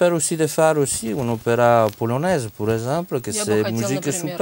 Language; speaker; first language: French; non-native, fluent; Italian